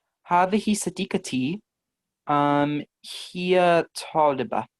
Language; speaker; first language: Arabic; non-native, learner; English